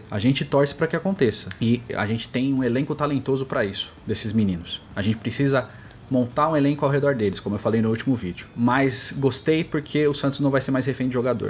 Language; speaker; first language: Portuguese; native; Portuguese